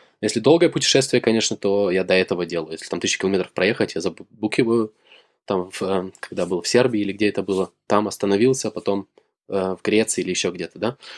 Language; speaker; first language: Russian; native; Russian